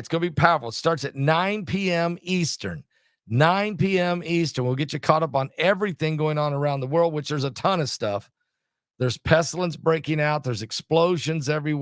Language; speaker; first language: English; native; English